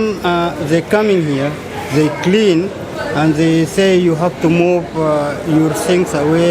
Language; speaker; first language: English; non-native, fluent; Arabic